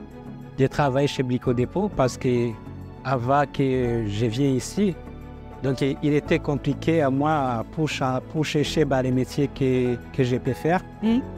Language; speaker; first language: French; non-native, learner; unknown